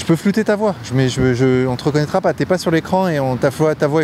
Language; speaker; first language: French; native; French